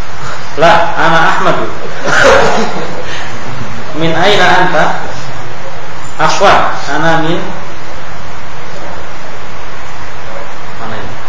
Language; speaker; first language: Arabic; non-native, fluent; Indonesian